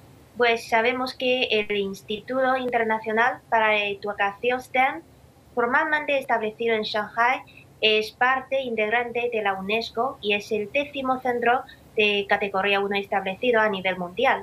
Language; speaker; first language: Spanish; non-native, fluent; Chinese